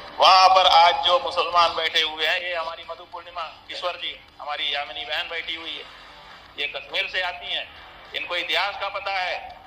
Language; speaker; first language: Hindi; native; Hindi